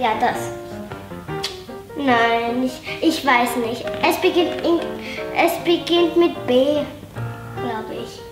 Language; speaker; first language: German; early bilingual, other home language; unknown